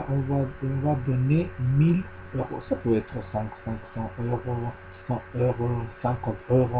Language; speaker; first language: French; non-native, learner; Spanish